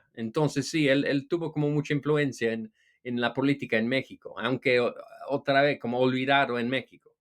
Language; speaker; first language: Spanish; non-native, fluent; English